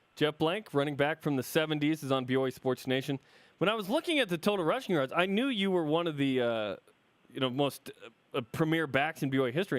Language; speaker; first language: English; native; English